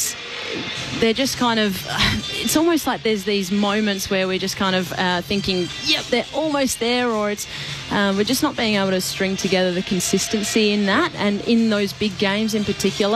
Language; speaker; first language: English; native; English